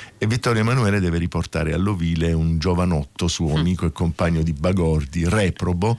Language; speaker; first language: Italian; native; Italian